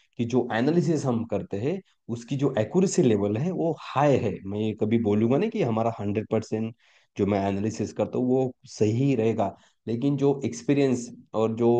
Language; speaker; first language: Hindi; non-native, local second language; Marathi